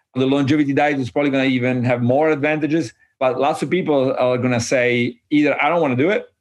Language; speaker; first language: English; non-native, fluent; Italian